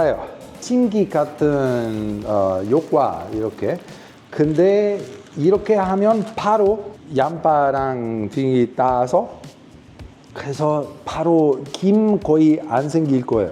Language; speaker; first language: Korean; non-native, fluent; Italian